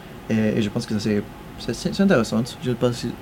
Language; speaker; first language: French; non-native, fluent; Spanish